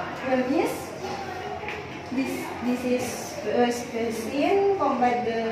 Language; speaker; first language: English; non-native, learner; Indonesian